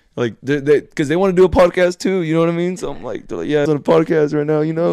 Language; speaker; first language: English; early bilingual, other home language; Spanish